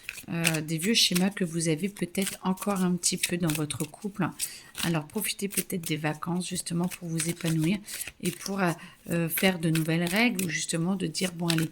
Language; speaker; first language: French; native; French